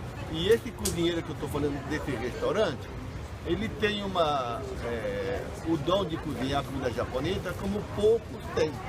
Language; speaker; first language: Portuguese; early bilingual, other home language; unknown